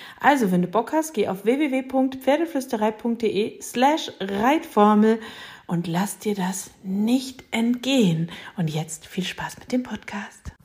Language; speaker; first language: German; native; German